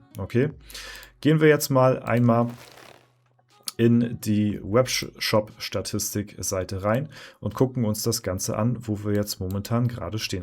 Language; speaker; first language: German; native; German